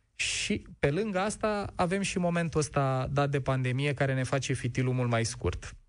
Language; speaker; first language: Romanian; native; Romanian